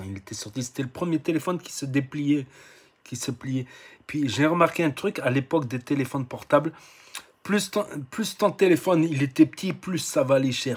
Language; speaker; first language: French; native; French